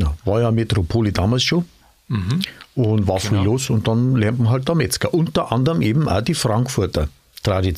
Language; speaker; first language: German; native; German